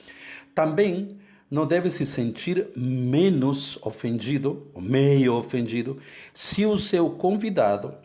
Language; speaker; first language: Portuguese; non-native, fluent; Spanish